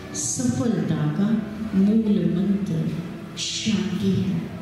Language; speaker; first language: Hindi; non-native, local second language; Marathi